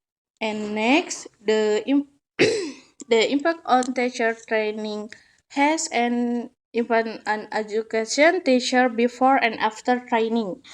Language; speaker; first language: English; non-native, learner; Indonesian